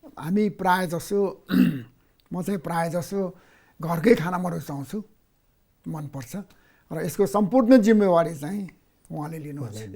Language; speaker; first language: Nepali; non-native, local second language; Newari